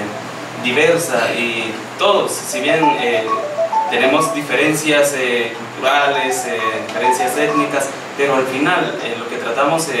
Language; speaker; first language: Spanish; native; Spanish